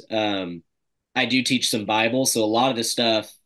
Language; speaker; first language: English; native; English